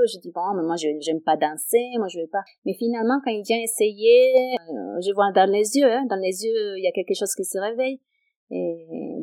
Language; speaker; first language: French; non-native, fluent; Italian